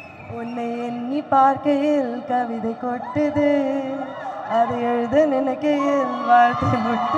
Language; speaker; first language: Tamil; native; Tamil